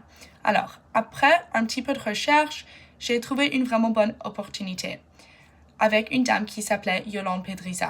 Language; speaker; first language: French; non-native, fluent; English